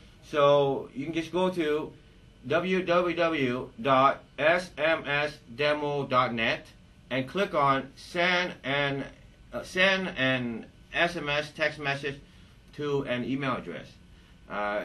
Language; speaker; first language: English; native; English